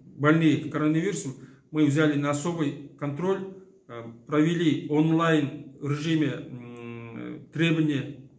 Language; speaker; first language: Russian; non-native, local second language; Kazakh